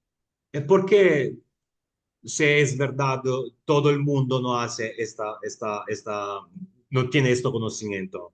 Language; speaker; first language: Spanish; non-native, fluent; Italian